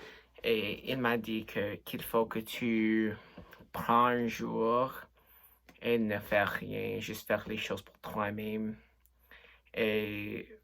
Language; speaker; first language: French; non-native, local second language; English